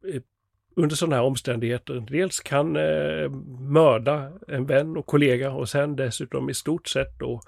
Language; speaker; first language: Swedish; native; Swedish